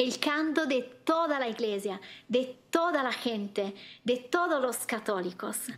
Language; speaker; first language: Spanish; non-native, learner; Italian